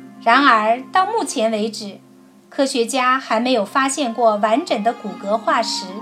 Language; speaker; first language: Chinese; native; Chinese